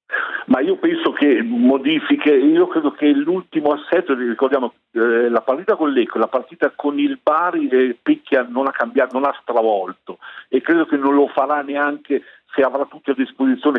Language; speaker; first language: Italian; native; Italian